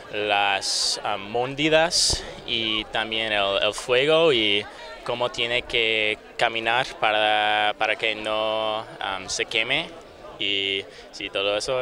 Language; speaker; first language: Spanish; non-native, learner; English